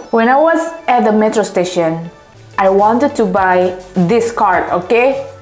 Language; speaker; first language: English; non-native, fluent; Indonesian